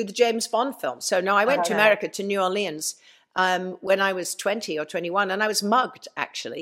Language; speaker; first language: English; native; English